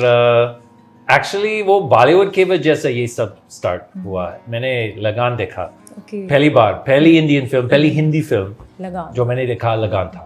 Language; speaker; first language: Hindi; non-native, fluent; English